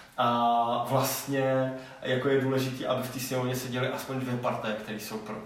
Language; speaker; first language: Czech; non-native, local second language; Polish